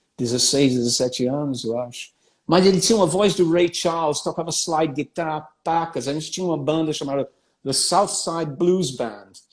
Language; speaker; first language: Portuguese; non-native, fluent; English